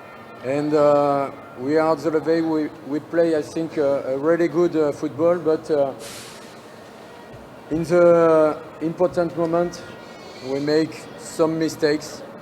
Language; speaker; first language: English; non-native, learner; French